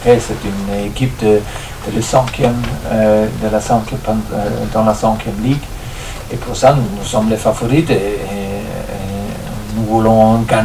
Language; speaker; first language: French; non-native, fluent; German